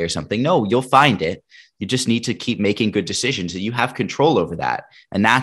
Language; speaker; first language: English; native; English